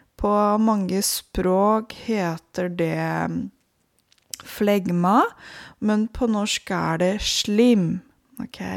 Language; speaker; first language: Norwegian; non-native, fluent; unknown